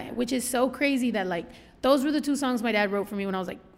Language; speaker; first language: English; early bilingual, other home language; Spanish